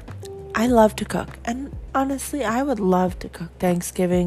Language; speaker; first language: English; native; English